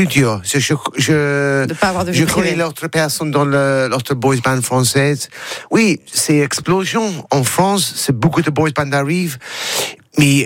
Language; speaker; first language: French; non-native, learner; English